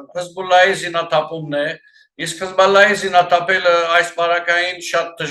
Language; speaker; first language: Armenian; early bilingual, heritage; Armenian